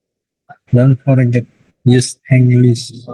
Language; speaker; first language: English; non-native, learner; Indonesian